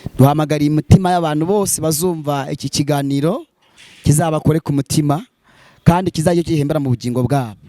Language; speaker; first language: Kinyarwanda; native; Kinyarwanda